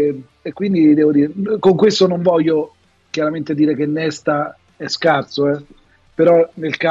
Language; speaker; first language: Italian; native; Italian